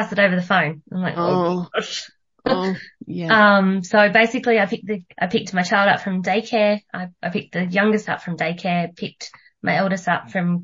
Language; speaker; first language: English; native; English